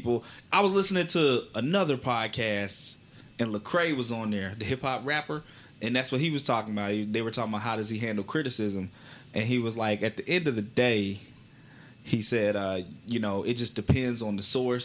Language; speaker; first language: English; native; English